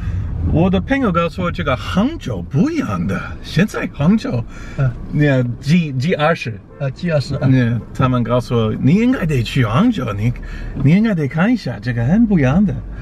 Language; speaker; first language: Chinese; non-native, learner; English